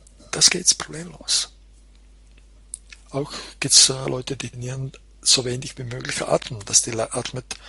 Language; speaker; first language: German; non-native, fluent; Croatian